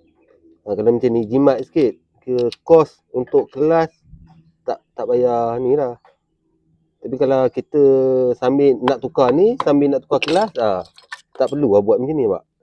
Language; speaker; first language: Malay; native; Malay